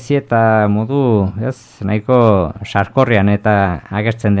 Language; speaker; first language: Basque; native; Basque